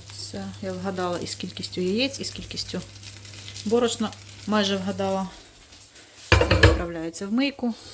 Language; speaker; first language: Ukrainian; non-native, local second language; Russian